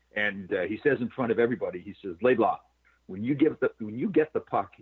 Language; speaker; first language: English; native; English